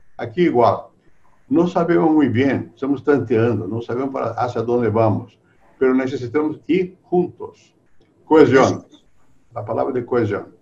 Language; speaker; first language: Spanish; non-native, fluent; Portuguese